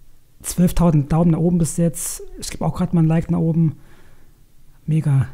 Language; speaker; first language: German; native; German